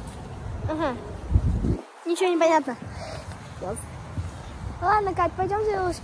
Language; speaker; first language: Russian; early bilingual, heritage; Russian